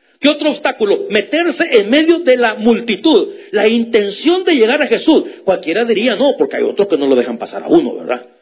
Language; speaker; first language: Spanish; native; Spanish